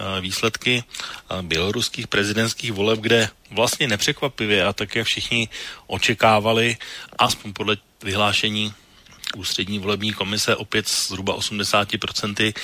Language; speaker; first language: Czech; native; Czech